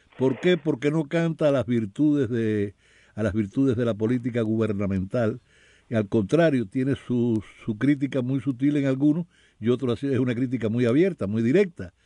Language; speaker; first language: Spanish; native; Spanish